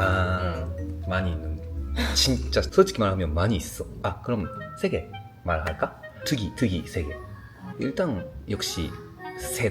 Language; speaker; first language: Korean; non-native, learner; Japanese